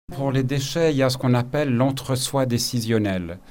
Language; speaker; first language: French; native; French